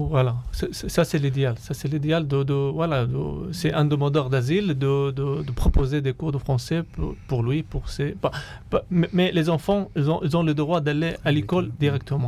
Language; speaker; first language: French; non-native, fluent; Arabic